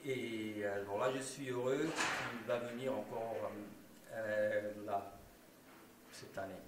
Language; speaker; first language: French; non-native, local second language; German